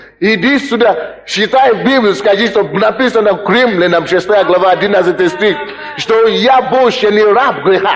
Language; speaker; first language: Russian; native; Russian